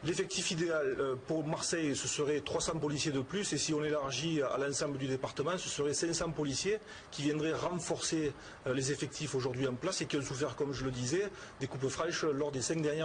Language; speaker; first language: French; native; French